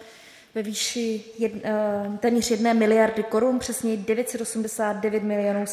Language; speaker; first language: Czech; native; Czech